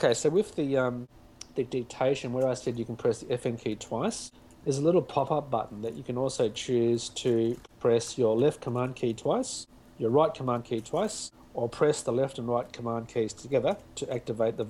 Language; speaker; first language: English; native; English